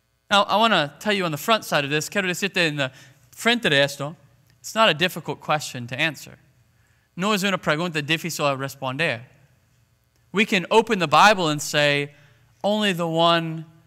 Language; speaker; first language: English; native; English